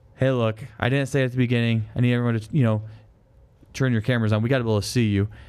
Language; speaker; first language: English; native; English